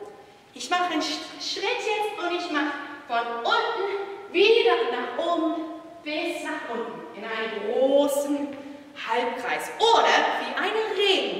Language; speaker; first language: German; non-native, fluent; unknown